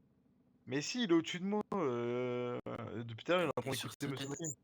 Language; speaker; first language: French; native; French